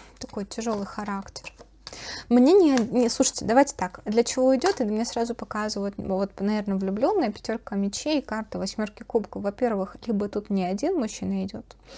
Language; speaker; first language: Russian; native; Russian